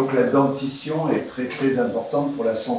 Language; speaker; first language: French; native; French